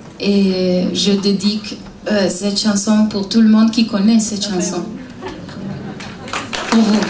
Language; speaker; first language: French; non-native, learner; Hebrew